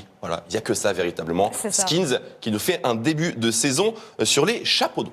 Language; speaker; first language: French; native; French